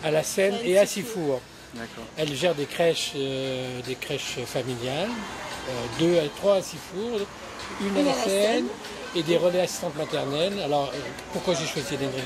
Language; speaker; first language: French; native; French